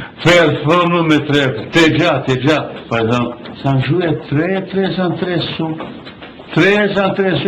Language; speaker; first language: French; non-native, fluent; Bosnian